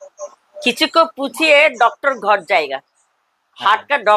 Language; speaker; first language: Hindi; non-native, local second language; Bangla